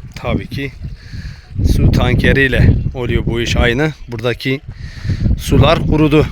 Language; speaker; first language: Turkish; native; Turkish